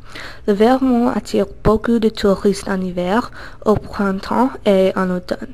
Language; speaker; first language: French; non-native, learner; English